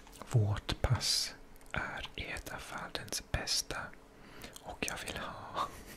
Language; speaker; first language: Swedish; non-native, learner; Welsh